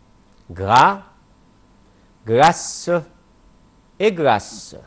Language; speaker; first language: French; non-native, fluent; Arabic